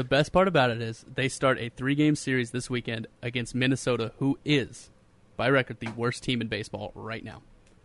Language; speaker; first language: English; native; English